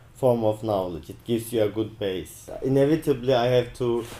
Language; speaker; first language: English; non-native, fluent; Turkish